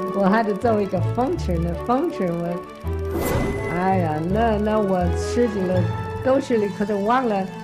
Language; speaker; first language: Chinese; non-native, fluent; English